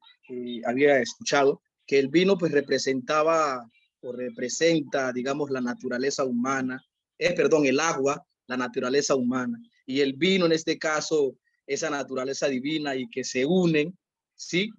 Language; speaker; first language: Spanish; native; Spanish